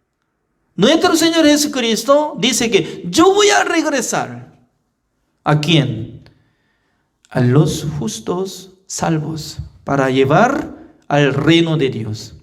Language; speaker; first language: Spanish; non-native, fluent; Korean